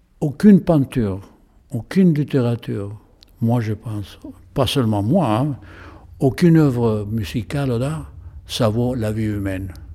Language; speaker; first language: French; non-native, fluent; Spanish